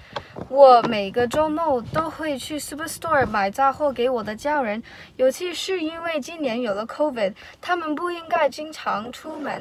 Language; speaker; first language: Chinese; non-native, learner; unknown